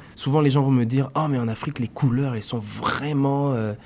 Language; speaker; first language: French; non-native, local second language; Lingala